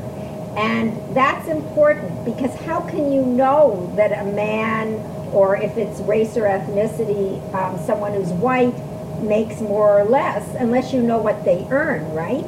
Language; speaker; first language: English; native; English